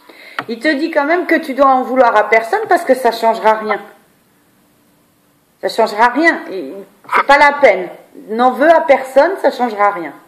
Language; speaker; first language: French; native; French